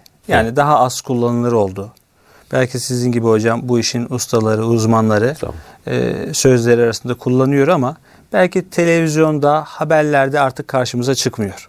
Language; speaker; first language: Turkish; native; Turkish